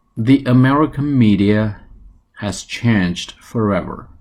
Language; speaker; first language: English; non-native, fluent; Chinese